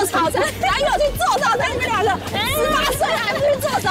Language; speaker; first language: Chinese; native; Chinese